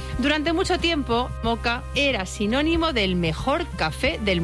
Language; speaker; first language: Spanish; native; Spanish